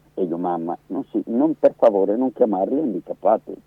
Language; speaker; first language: Italian; native; Italian